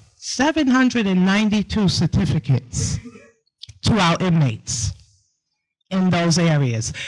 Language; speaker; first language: English; native; English